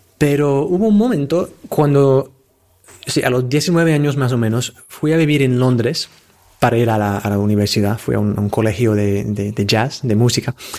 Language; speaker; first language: Spanish; non-native, fluent; English